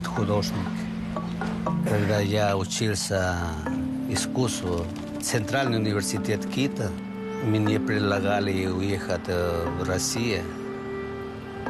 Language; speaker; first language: Russian; non-native, fluent; Chinese